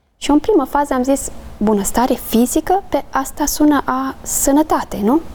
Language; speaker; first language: Romanian; native; Romanian